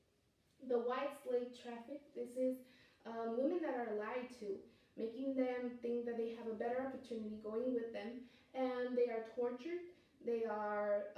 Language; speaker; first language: English; non-native, fluent; Spanish